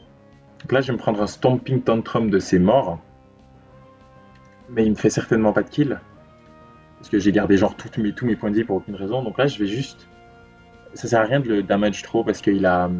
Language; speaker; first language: French; native; French